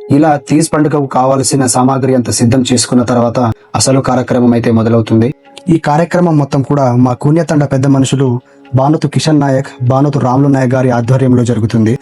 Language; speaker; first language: Telugu; non-native, local second language; Lambadi